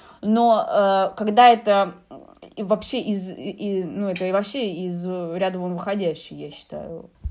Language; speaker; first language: Russian; early bilingual, heritage; Russian